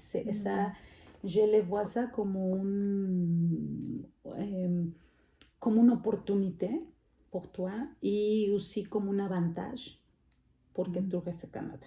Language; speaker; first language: French; non-native, fluent; Spanish